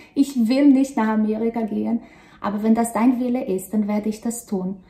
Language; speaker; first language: German; non-native, fluent; Portuguese